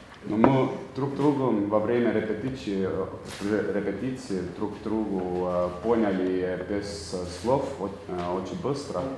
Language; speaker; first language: Russian; non-native, learner; Estonian